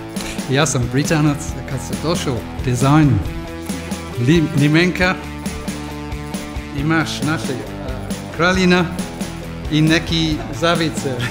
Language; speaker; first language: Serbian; non-native, learner; English